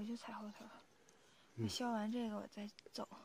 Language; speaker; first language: Chinese; native; Chinese